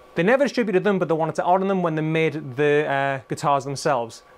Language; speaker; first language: English; native; English